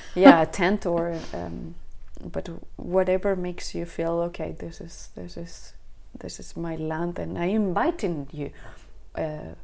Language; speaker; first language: English; non-native, fluent; Spanish